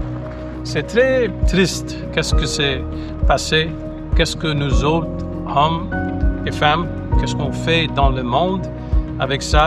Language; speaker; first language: French; non-native, local second language; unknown